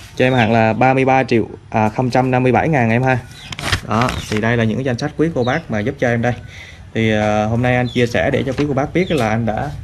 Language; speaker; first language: Vietnamese; native; Vietnamese